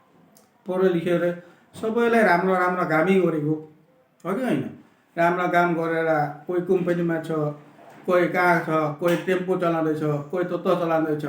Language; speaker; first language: Nepali; non-native, local second language; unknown